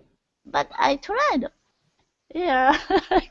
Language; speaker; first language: English; non-native, learner; Japanese